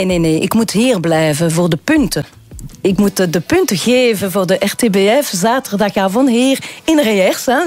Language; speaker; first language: Dutch; non-native, local second language; French